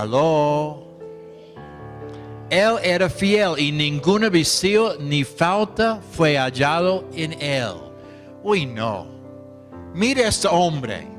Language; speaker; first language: Spanish; non-native, fluent; English